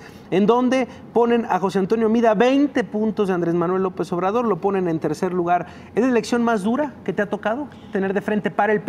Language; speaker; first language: Spanish; native; Spanish